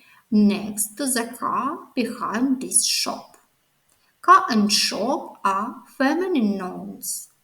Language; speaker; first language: English; non-native, fluent; Ukrainian